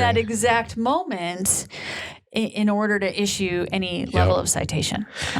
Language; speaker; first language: English; native; English